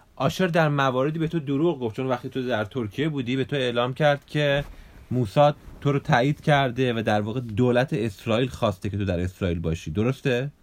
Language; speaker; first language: Persian; native; Persian